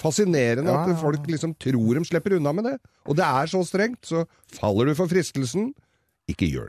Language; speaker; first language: Norwegian; native; Norwegian